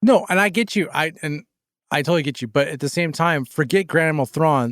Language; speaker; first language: English; native; English